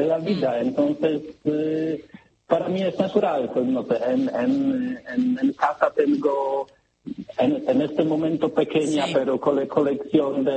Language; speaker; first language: Spanish; non-native, learner; Polish